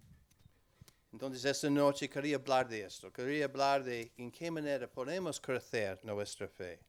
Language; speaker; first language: Spanish; non-native, learner; English